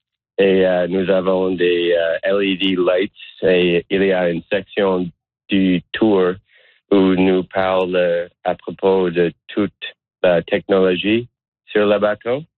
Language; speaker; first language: French; non-native, learner; English